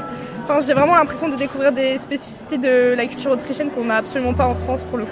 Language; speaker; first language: French; native; French